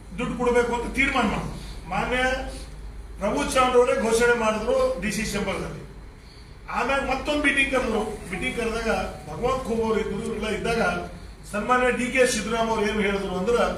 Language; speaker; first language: Kannada; native; Kannada